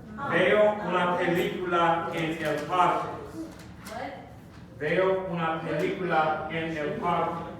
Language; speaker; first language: Spanish; non-native, fluent; English